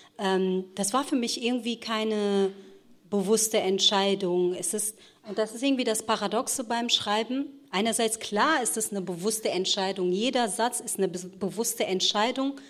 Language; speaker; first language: German; early bilingual, other home language; Kurdish